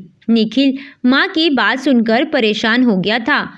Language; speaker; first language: Hindi; native; Hindi